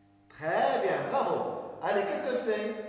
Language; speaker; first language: French; non-native, local second language; Arabic